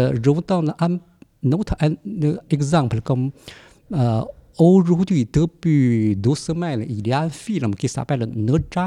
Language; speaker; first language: French; non-native, fluent; Chinese